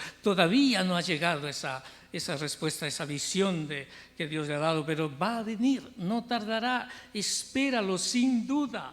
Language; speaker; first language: Spanish; native; Spanish